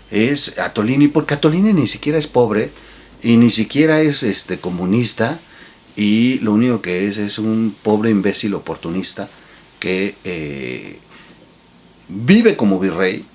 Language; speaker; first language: Spanish; native; Spanish